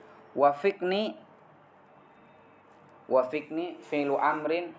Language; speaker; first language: Arabic; non-native, fluent; Indonesian